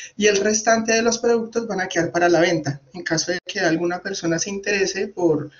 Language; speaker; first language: Spanish; native; Spanish